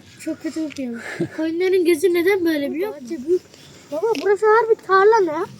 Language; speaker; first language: Turkish; early bilingual, heritage; Turkish